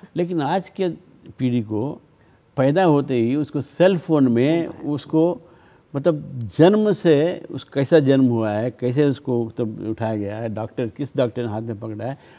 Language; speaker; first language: Hindi; non-native, local second language; Telugu